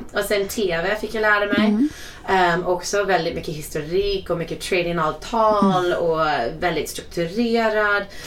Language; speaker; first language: Swedish; non-native, fluent; English